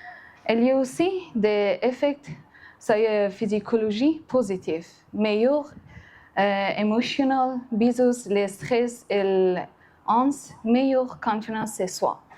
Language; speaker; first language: French; non-native, learner; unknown